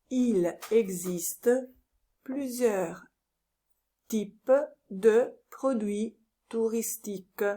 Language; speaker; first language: French; non-native, learner; Italian